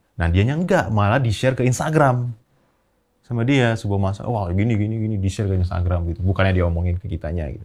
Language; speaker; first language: Indonesian; native; Indonesian